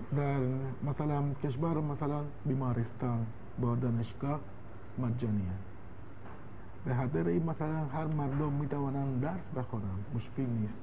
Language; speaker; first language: Persian; non-native, learner; Spanish